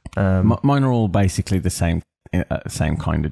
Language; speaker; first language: English; native; English